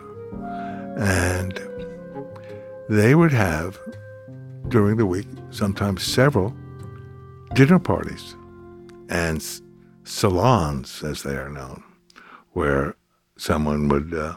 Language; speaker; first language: English; native; English